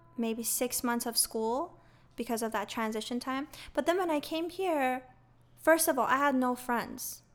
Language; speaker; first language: English; early bilingual, other home language; Persian